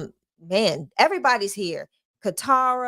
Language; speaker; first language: English; native; English